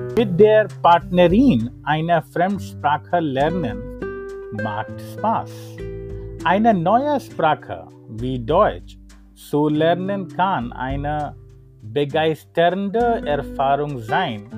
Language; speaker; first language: German; non-native, learner; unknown